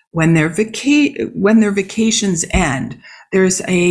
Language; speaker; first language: English; native; English